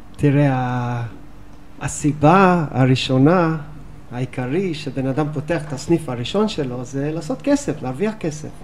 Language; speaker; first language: Hebrew; non-native, fluent; English